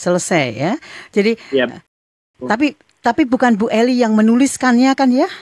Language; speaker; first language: Indonesian; native; Indonesian